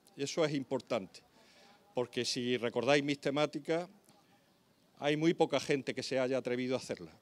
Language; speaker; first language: Spanish; native; Spanish